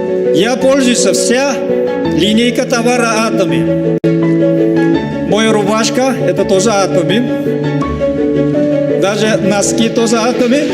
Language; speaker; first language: Russian; non-native, learner; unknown